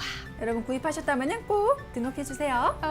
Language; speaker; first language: Korean; native; Korean